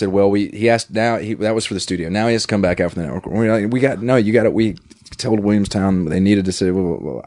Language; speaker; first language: English; native; English